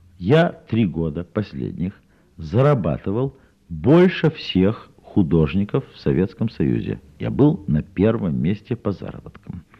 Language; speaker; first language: Russian; native; Russian